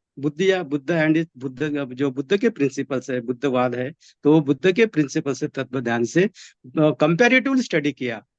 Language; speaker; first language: Hindi; non-native, local second language; Marathi